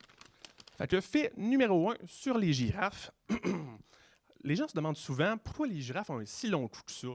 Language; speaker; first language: French; native; French